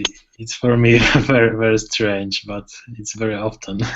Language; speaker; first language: English; non-native, learner; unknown